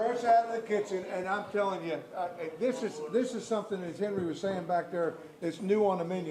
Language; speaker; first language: English; native; English